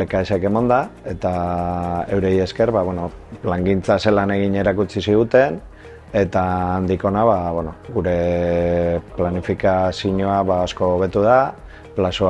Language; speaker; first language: Basque; native; Basque